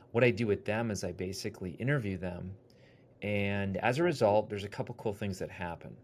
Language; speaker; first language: English; native; English